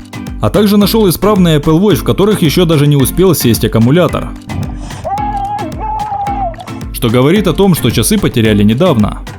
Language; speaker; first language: Russian; native; Russian